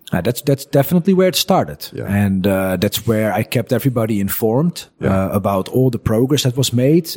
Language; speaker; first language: English; non-native, fluent; Dutch